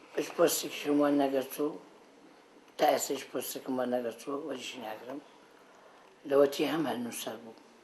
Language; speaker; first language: Central Kurdish; non-native, local second language; Arabic